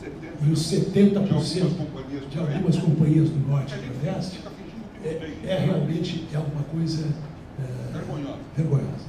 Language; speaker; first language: Portuguese; native; Portuguese